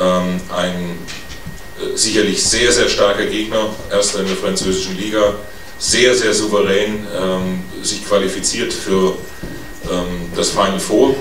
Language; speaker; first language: German; native; German